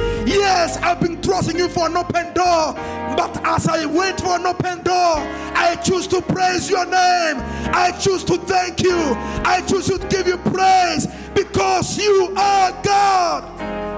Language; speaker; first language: English; non-native, local second language; Swahili